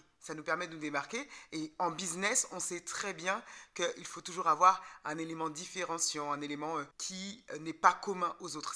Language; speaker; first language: French; native; French